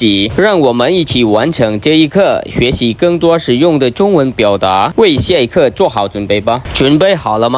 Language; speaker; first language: Chinese; non-native, fluent; Khmer